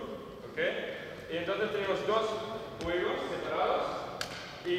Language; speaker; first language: Spanish; non-native, learner; German